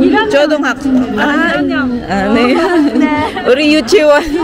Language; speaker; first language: Korean; non-native, learner; Filipino